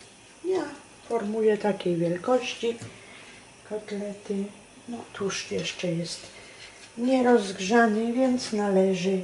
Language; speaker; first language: Polish; native; Polish